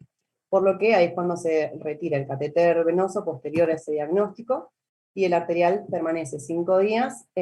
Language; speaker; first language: Spanish; native; Spanish